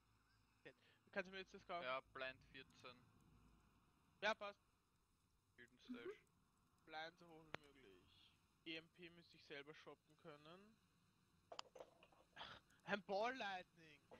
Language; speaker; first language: German; native; German